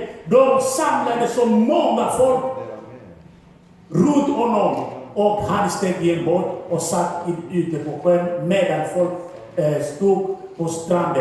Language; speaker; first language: Swedish; non-native, fluent; Lingala